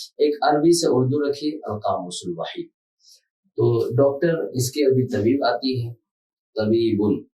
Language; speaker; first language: Urdu; native; Urdu